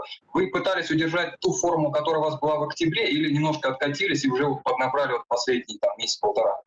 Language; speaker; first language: Russian; native; Russian